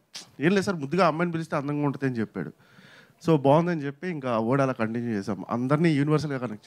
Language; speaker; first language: Telugu; native; Telugu